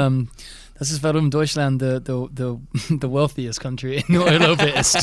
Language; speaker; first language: German; non-native, learner; English